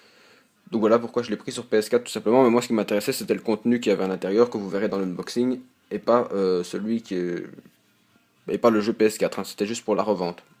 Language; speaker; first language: French; native; French